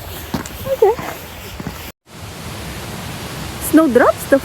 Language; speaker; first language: English; non-native, learner; Filipino